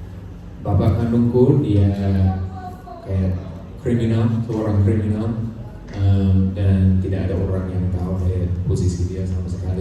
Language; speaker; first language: Indonesian; non-native, fluent; English